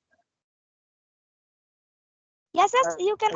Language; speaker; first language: English; non-native, learner; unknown